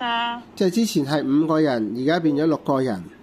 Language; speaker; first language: Cantonese; native; Cantonese